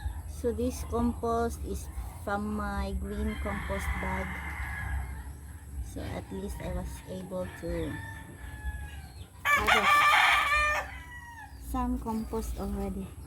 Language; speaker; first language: English; non-native, local second language; Filipino